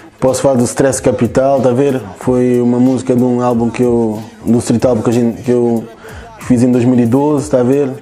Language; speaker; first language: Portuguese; early bilingual, other home language; Kabuverdianu